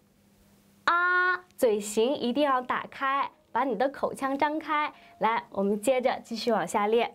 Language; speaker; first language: Chinese; native; Chinese